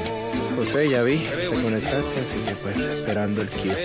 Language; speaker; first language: Spanish; native; Spanish